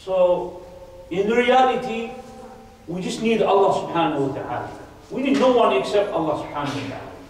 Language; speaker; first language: English; non-native, fluent; Arabic